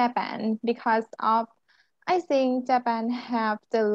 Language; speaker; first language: English; non-native, learner; Thai